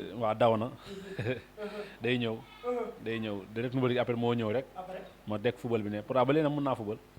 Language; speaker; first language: Wolof; native; Wolof